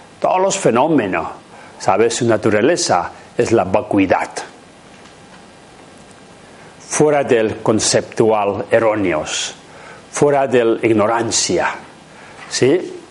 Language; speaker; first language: Spanish; non-native, learner; Tibetan